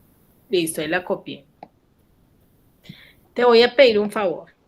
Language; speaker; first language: Spanish; native; Spanish